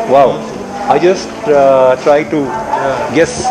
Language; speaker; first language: English; non-native, learner; Hindi